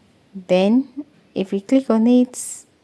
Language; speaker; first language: English; non-native, local second language; Igbo